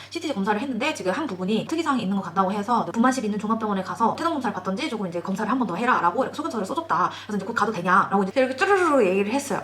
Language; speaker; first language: Korean; native; Korean